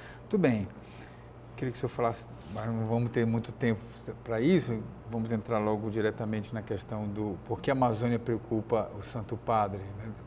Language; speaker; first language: Portuguese; native; Portuguese